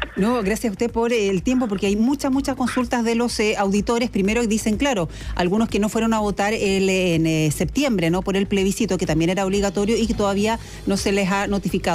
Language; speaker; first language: Spanish; native; Spanish